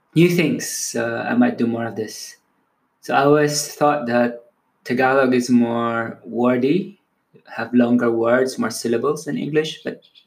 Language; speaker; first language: English; non-native, local second language; Filipino